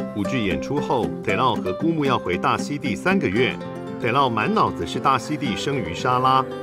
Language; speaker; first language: Chinese; native; Chinese